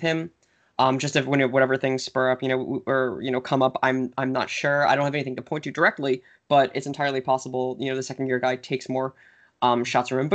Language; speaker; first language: English; native; English